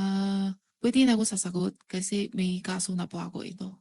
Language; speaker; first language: Filipino; non-native, learner; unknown